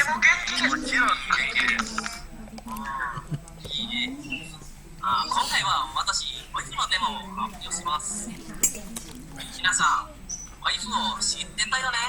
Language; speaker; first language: Japanese; non-native, learner; Indonesian